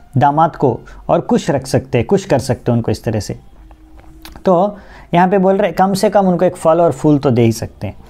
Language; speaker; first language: Hindi; non-native, local second language; Bangla